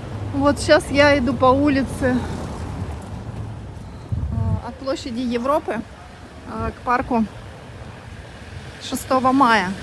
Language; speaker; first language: Russian; native; Russian